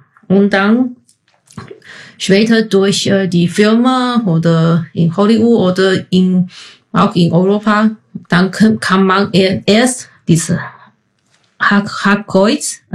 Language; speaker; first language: German; non-native, fluent; Chinese